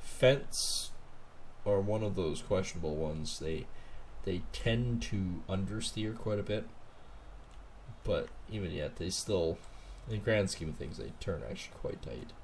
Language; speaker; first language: English; native; English